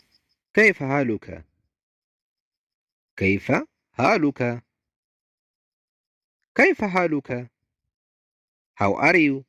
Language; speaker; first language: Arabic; non-native, fluent; Amharic